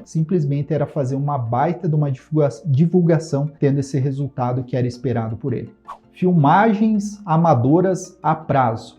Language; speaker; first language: Portuguese; native; Portuguese